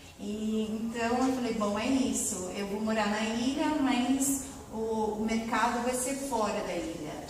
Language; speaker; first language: Portuguese; native; Portuguese